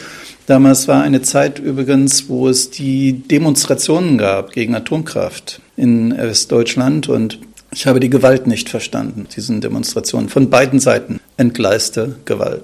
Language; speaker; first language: German; native; German